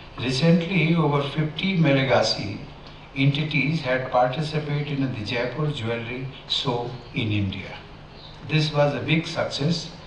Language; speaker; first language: English; non-native, local second language; Hindi